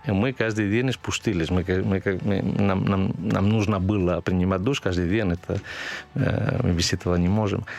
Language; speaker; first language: Russian; non-native, fluent; Spanish